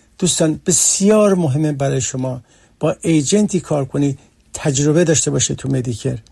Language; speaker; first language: Persian; early bilingual, heritage; Persian